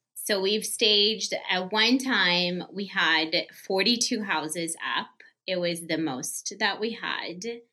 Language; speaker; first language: English; early bilingual, other home language; Portuguese